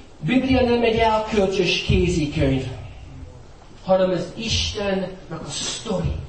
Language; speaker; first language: Hungarian; non-native, fluent; English